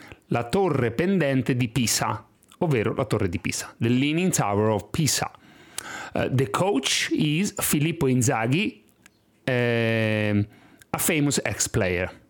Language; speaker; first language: English; non-native, fluent; Italian